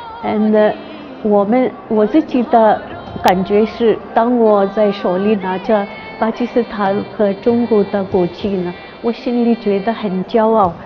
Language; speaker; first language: Chinese; non-native, fluent; Urdu